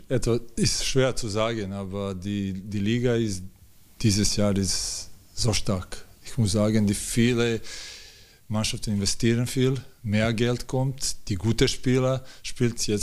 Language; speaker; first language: German; non-native, learner; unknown